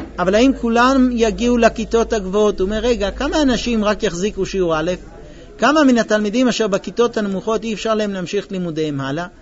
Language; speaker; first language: Hebrew; non-native, fluent; English